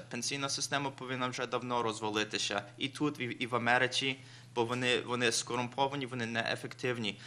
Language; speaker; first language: Ukrainian; early bilingual, heritage; Ukrainian